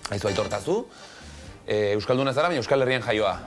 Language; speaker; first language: Basque; native; Basque